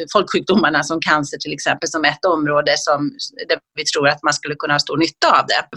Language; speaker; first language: Swedish; native; Swedish